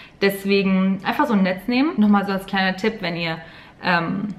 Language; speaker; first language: German; native; German